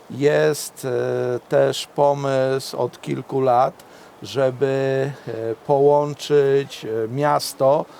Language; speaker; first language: Polish; native; Polish